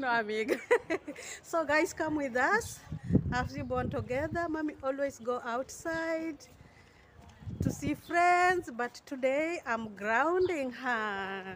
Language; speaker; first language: English; non-native, learner; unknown